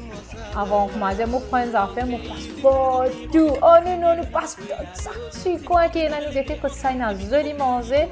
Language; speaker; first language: French; non-native, local second language; Morisyen